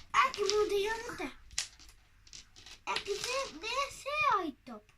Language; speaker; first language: Finnish; non-native, learner; Estonian